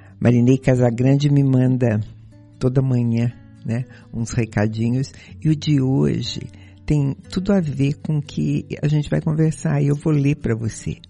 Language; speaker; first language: Portuguese; native; Portuguese